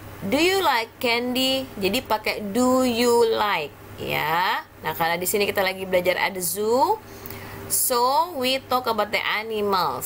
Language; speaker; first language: English; non-native, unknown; Indonesian